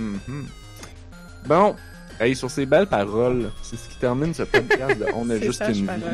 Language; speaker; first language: French; native; French